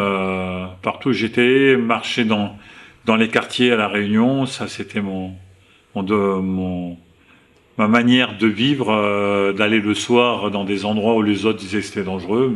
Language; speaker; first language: French; native; French